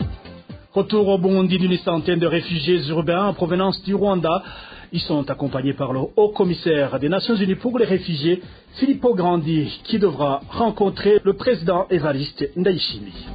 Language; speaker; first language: French; non-native, local second language; Rundi